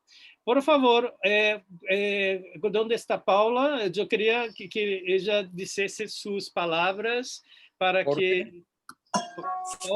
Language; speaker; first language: Spanish; non-native, fluent; Portuguese